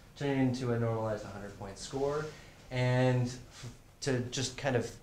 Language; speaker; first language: English; native; English